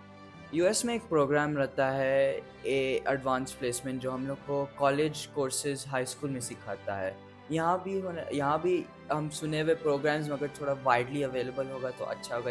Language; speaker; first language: Hindi; early bilingual, heritage; English